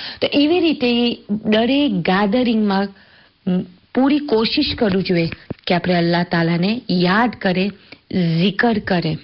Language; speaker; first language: Gujarati; early bilingual, heritage; Gujarati